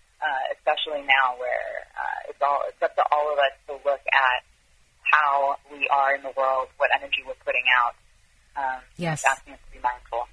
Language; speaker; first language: English; non-native, fluent; Hebrew